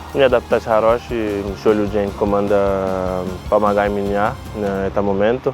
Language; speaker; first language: Ukrainian; non-native, learner; Portuguese